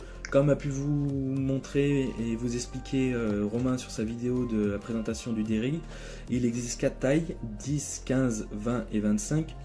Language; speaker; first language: French; native; French